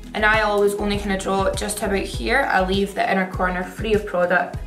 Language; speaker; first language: English; native; English